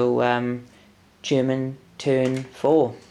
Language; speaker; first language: English; native; English